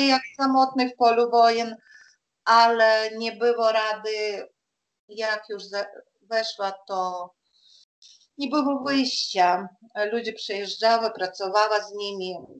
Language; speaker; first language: Polish; non-native, fluent; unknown